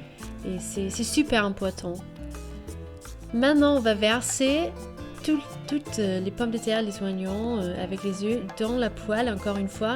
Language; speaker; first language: French; non-native, learner; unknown